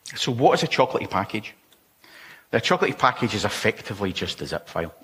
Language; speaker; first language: English; native; English